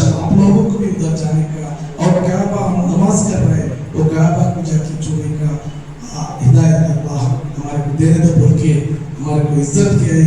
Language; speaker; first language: Hindi; non-native, local second language; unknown